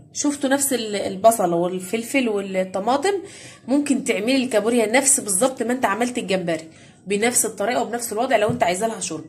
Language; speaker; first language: Arabic; native; Arabic